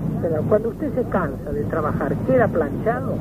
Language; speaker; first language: Spanish; native; Spanish